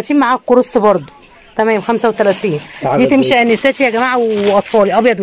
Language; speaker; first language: Arabic; native; Arabic